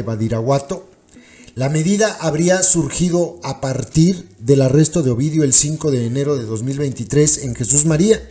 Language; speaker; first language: Spanish; native; Spanish